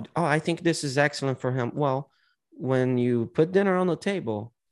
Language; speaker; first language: English; non-native, fluent; Portuguese